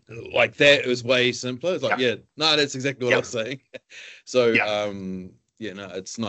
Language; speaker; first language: English; native; English